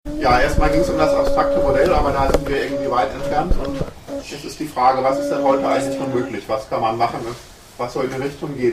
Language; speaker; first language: German; native; German